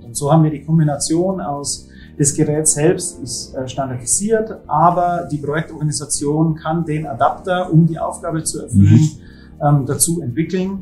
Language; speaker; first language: German; native; German